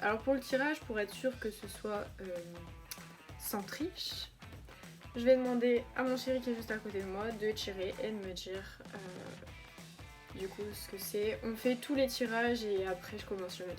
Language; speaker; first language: French; native; French